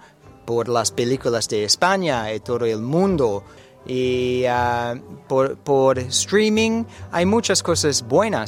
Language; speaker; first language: Spanish; non-native, learner; English